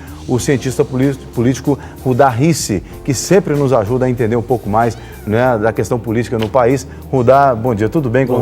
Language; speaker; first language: Portuguese; native; Portuguese